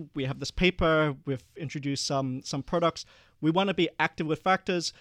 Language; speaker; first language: English; early bilingual, other home language; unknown